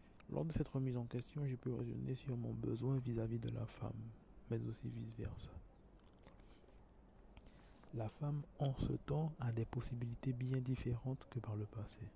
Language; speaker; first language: French; native; French